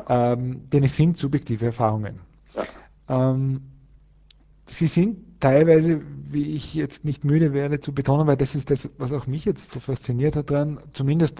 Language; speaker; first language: German; native; German